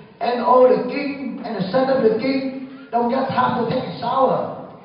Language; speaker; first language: English; non-native, learner; Vietnamese